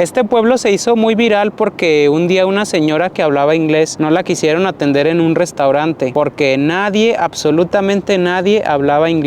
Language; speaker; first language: Spanish; native; Spanish